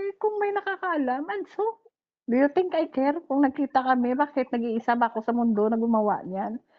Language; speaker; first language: Filipino; non-native, local second language; Hiligaynon